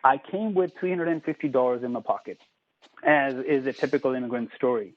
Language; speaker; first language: English; non-native, local second language; Punjabi